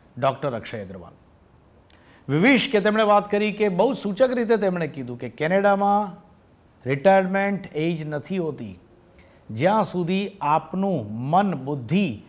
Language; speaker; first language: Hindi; non-native, local second language; Gujarati